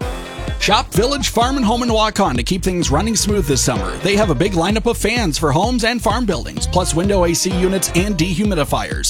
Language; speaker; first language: English; native; English